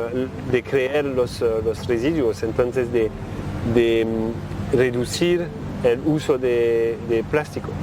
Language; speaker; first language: Spanish; non-native, learner; French